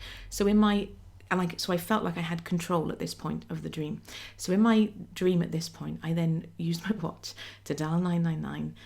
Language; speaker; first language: English; native; English